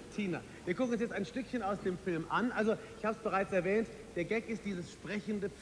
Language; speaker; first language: German; native; German